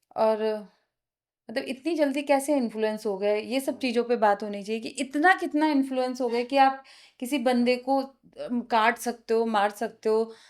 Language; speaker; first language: Hindi; non-native, local second language; Nepali